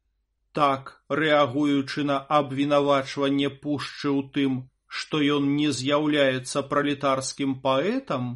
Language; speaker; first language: Belarusian; native; Belarusian